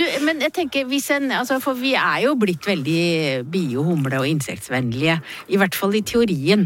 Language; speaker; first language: Norwegian; native; Norwegian